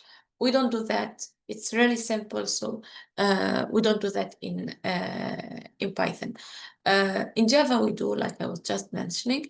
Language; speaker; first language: English; non-native, fluent; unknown